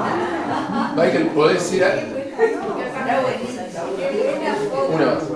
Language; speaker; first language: Spanish; native; Spanish